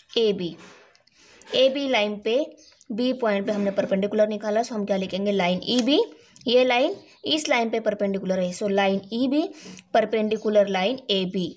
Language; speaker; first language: Hindi; non-native, local second language; Marathi